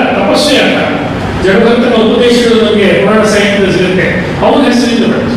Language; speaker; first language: Kannada; native; Kannada